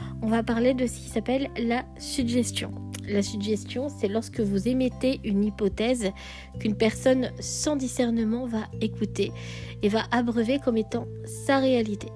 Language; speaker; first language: French; native; French